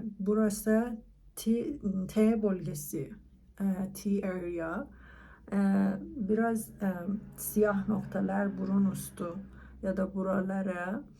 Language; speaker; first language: Turkish; non-native, learner; Persian